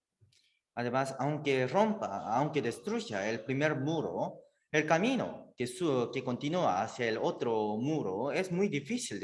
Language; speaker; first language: Spanish; native; Spanish